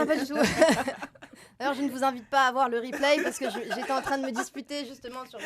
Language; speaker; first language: French; native; French